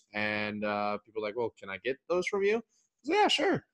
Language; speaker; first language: English; early bilingual, other home language; Hindi